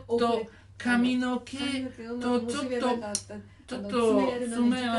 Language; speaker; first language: Japanese; non-native, learner; Italian